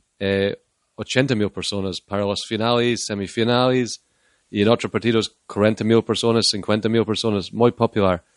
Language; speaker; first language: Spanish; non-native, learner; English